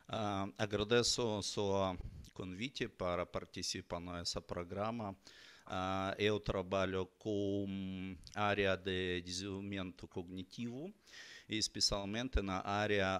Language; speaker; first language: Portuguese; non-native, learner; Russian